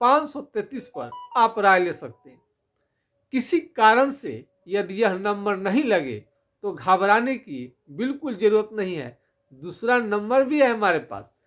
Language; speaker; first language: Hindi; non-native, local second language; Bhojpuri